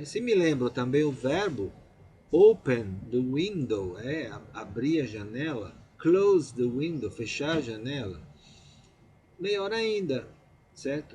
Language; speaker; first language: Portuguese; non-native, fluent; Italian